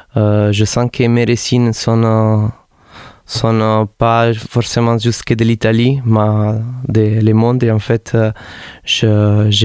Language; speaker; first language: French; non-native, learner; Italian